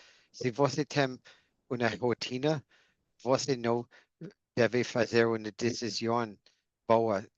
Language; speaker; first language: Portuguese; non-native, learner; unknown